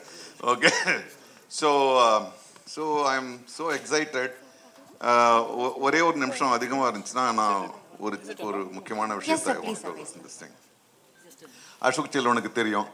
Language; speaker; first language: Tamil; native; Tamil